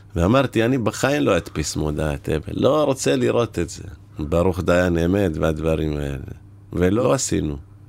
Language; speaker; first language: Hebrew; native; Hebrew